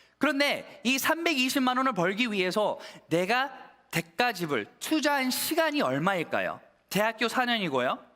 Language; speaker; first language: Korean; early bilingual, heritage; Korean